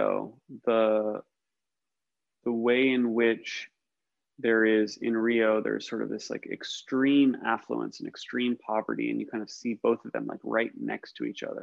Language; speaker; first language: English; native; English